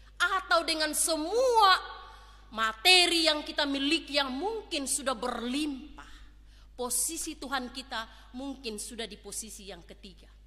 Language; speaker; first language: Indonesian; native; Indonesian